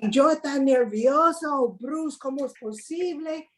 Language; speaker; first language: Spanish; non-native, fluent; English